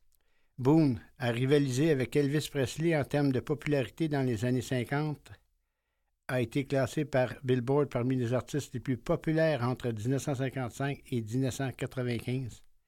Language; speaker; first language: French; native; French